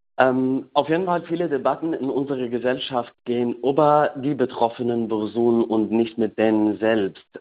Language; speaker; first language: German; non-native, fluent; Arabic